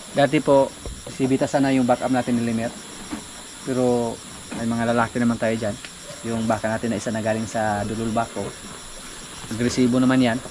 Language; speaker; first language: Filipino; non-native, local second language; Cebuano